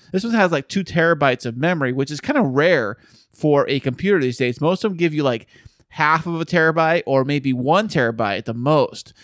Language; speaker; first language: English; native; English